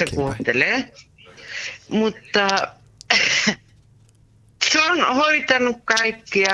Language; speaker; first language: Finnish; non-native, local second language; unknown